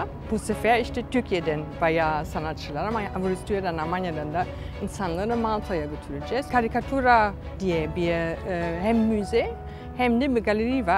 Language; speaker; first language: Turkish; non-native, fluent; German